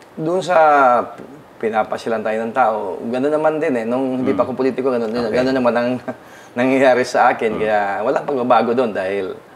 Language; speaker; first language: Filipino; non-native, local second language; Bikol